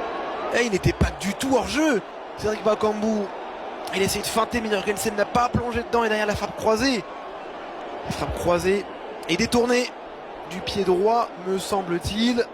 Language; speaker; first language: French; native; French